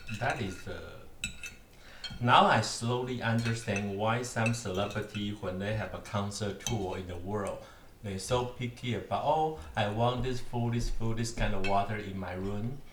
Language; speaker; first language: English; non-native, learner; Chinese